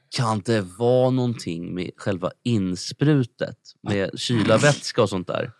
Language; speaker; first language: Swedish; native; Swedish